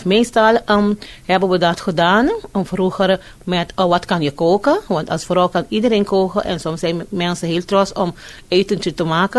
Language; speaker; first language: Dutch; non-native, fluent; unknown